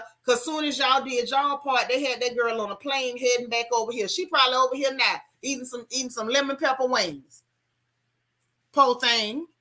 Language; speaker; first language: English; native; English